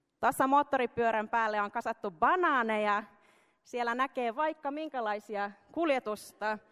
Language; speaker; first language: Finnish; early bilingual, heritage; Finnish